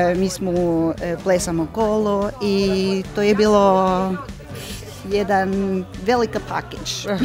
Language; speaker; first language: Serbian; non-native, learner; Norwegian